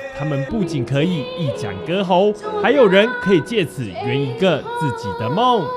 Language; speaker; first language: Chinese; native; Chinese